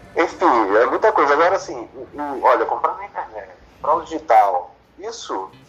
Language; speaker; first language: Portuguese; native; Portuguese